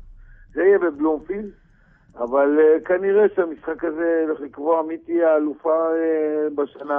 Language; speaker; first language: Hebrew; native; Hebrew